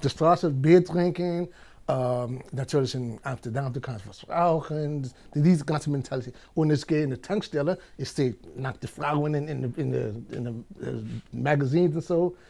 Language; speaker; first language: German; non-native, fluent; English